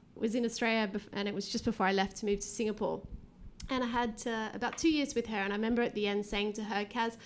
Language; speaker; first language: English; native; English